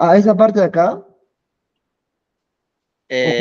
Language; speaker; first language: Spanish; native; Spanish